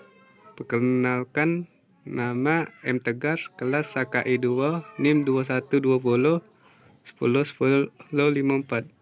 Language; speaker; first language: Indonesian; native; Indonesian